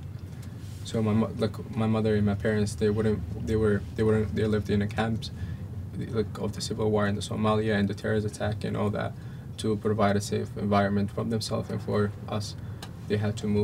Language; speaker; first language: English; non-native, fluent; Arabic